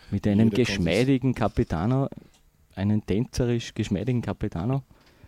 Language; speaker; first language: German; native; German